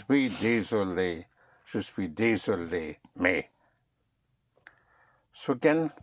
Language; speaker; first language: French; non-native, fluent; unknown